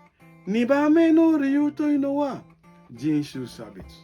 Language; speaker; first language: Japanese; non-native, fluent; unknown